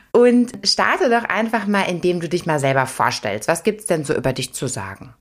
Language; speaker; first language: German; native; German